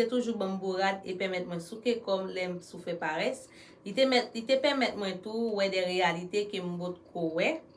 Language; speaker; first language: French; non-native, learner; Haitian Creole